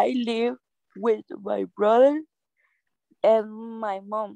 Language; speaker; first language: English; non-native, learner; Spanish